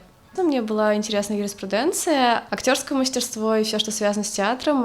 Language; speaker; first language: Russian; native; Russian